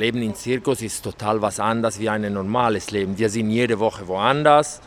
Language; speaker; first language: German; non-native, learner; Italian